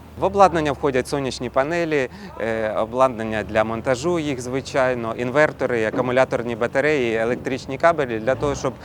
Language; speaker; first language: Ukrainian; native; Ukrainian